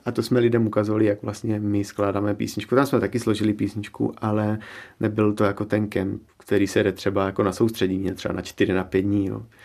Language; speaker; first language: Czech; native; Czech